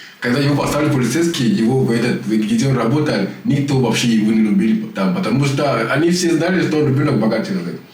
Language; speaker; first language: Russian; non-native, learner; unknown